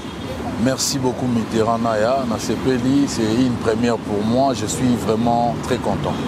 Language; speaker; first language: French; non-native, local second language; Lingala